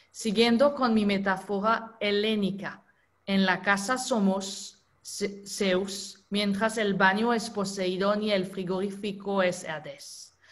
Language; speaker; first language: Spanish; non-native, fluent; French